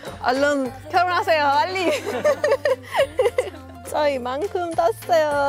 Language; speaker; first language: Korean; non-native, fluent; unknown